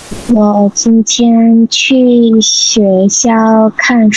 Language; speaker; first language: Chinese; non-native, learner; Burmese